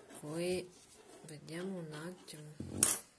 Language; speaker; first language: Italian; non-native, learner; Russian